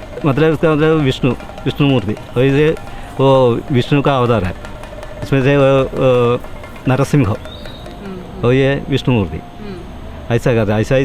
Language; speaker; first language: Hindi; non-native, local second language; Malayalam